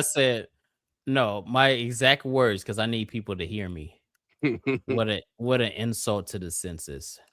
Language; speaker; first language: English; native; English